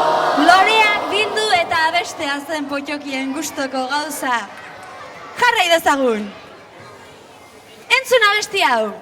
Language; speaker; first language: Basque; native; Basque